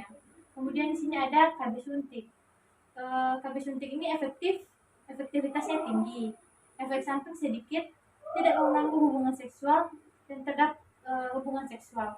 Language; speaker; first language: Indonesian; native; Indonesian